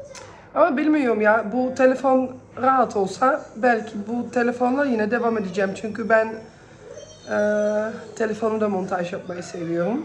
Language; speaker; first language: Turkish; early bilingual, heritage; Dutch